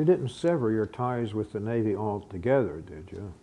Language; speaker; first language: English; native; English